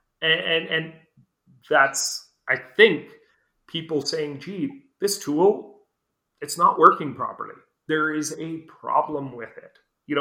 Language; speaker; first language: English; native; English